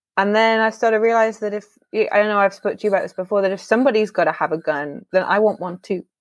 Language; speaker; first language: English; native; English